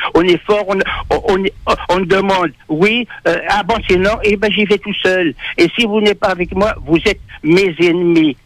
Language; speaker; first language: French; non-native, local second language; Arabic